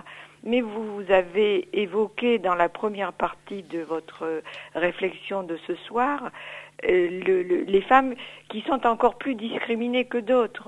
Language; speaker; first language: French; native; French